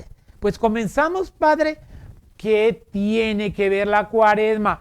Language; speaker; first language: Spanish; native; Spanish